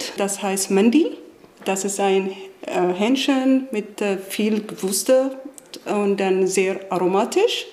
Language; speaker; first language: German; non-native, learner; Arabic